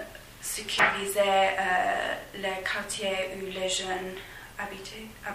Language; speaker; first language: French; non-native, learner; English